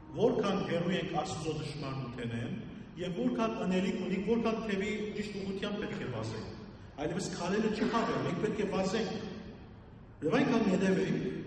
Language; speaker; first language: Armenian; early bilingual, heritage; Armenian